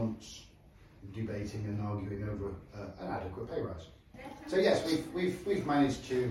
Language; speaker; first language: English; native; English